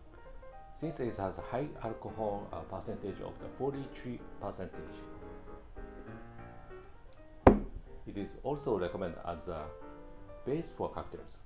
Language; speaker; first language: English; non-native, fluent; Japanese